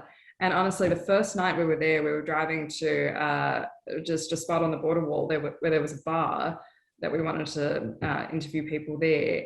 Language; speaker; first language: English; native; English